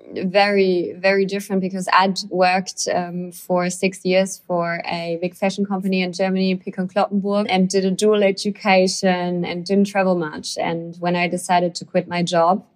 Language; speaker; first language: English; non-native, fluent; German